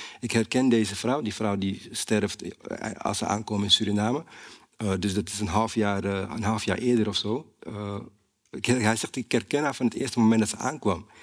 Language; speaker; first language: Dutch; native; Dutch